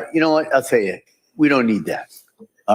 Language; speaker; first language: English; native; English